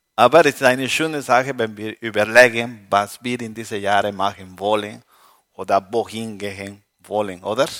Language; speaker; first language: German; non-native, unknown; Spanish